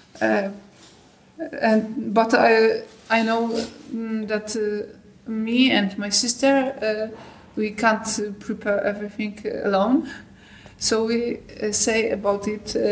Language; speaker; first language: English; non-native, learner; Polish